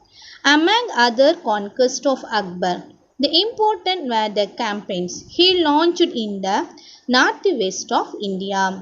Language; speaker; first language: English; non-native, local second language; Tamil